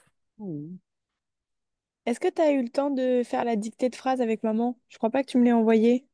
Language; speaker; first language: French; native; French